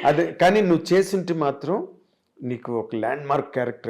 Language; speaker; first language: Telugu; native; Telugu